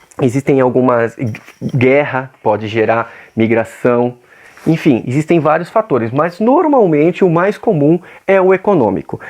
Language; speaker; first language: Portuguese; native; Portuguese